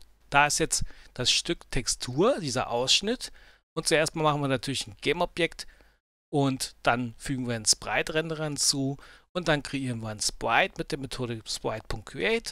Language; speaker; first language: German; native; German